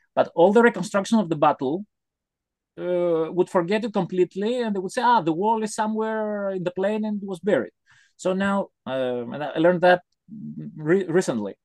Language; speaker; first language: English; non-native, fluent; Greek